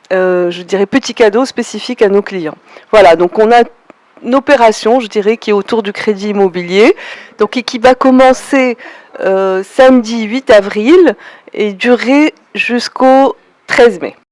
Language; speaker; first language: French; non-native, local second language; Arabic